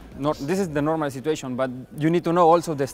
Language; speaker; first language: English; non-native, learner; Spanish